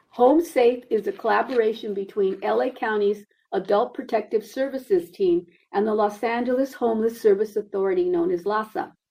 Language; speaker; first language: English; early bilingual, other home language; Spanish